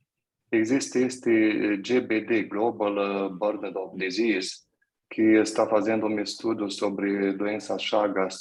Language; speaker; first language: Portuguese; non-native, fluent; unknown